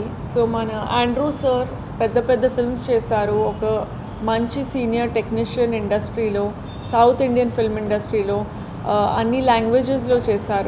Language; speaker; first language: Telugu; non-native, fluent; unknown